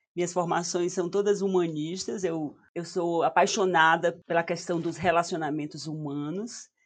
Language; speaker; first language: Portuguese; native; Portuguese